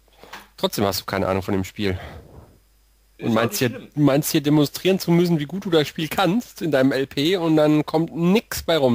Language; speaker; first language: German; native; German